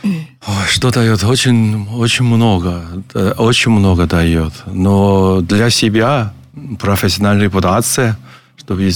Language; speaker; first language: Russian; non-native, learner; Chinese